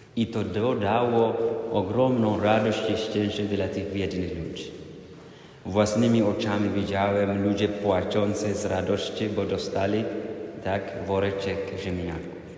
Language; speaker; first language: Polish; non-native, fluent; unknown